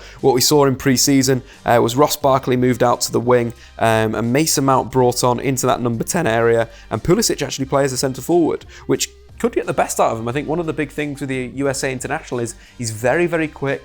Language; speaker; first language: English; native; English